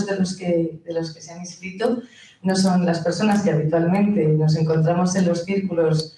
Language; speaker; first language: Spanish; native; Spanish